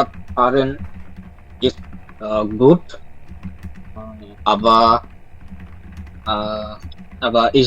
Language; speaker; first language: German; non-native, learner; Bangla